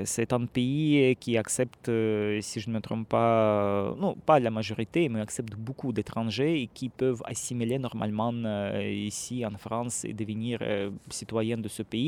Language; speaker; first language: French; non-native, fluent; Russian